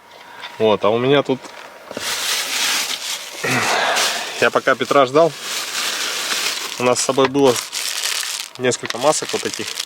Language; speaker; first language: Russian; native; Russian